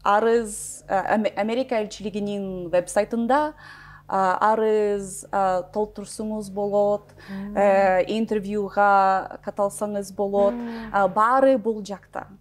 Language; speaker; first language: Kyrgyz; non-native, learner; English